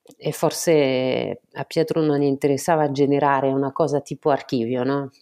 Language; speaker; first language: Italian; non-native, fluent; French